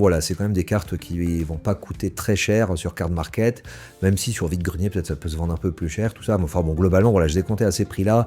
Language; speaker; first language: French; native; French